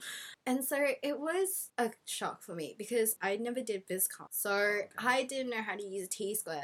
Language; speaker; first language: English; non-native, local second language; Cantonese